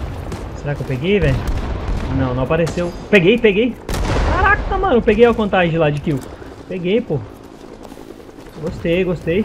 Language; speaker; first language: Portuguese; native; Portuguese